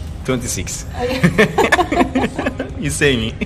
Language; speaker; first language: English; non-native, learner; Persian